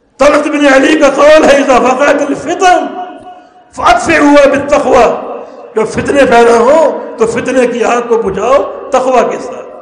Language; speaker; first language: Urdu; native; Urdu